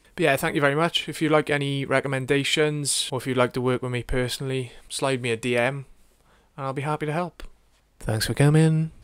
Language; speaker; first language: English; native; English